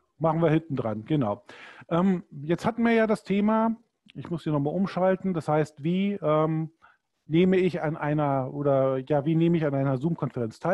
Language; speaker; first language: German; native; German